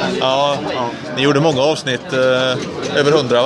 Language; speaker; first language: Swedish; native; Swedish